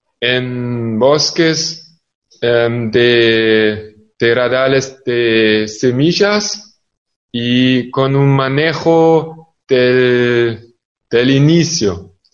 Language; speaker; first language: Spanish; non-native, fluent; German